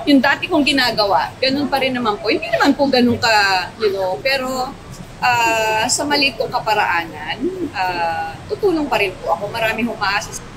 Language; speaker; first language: Filipino; native; Filipino